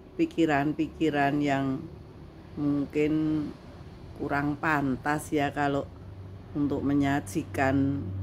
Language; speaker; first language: Indonesian; non-native, local second language; Javanese